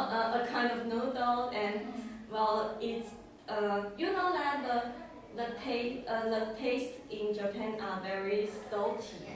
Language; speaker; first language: English; non-native, learner; Chinese